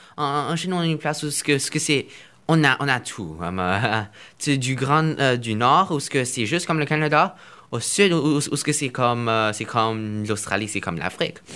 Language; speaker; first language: French; non-native, fluent; Chinese